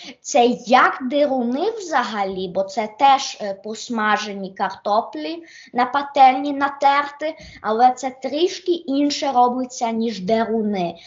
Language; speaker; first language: Ukrainian; early bilingual, heritage; Ukrainian